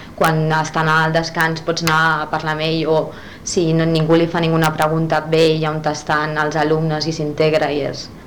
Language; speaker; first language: Catalan; non-native, local second language; Spanish